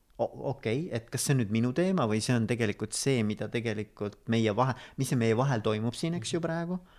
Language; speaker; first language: Estonian; native; Estonian